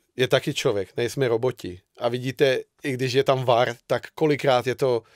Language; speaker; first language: Czech; non-native, fluent; Hungarian